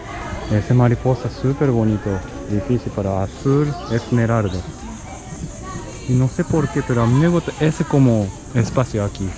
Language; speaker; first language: Spanish; non-native, learner; Japanese